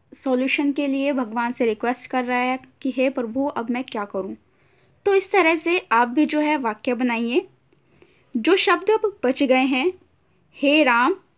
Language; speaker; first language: Hindi; native; Hindi